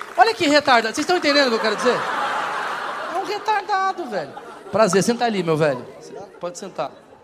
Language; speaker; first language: Portuguese; native; Portuguese